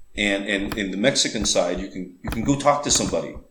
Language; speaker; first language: English; early bilingual, other home language; Spanish